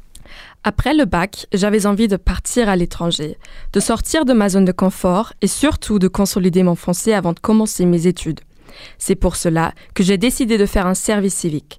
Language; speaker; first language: French; non-native, fluent; German